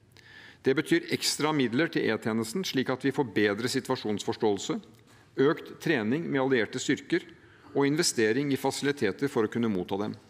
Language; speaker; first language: Norwegian; native; Norwegian